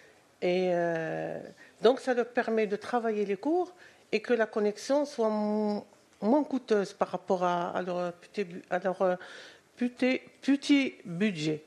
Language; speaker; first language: French; non-native, local second language; Arabic